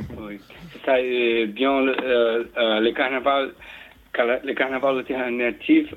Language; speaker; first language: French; non-native, learner; Portuguese